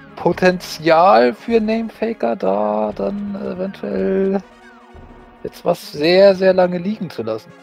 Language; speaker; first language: German; native; German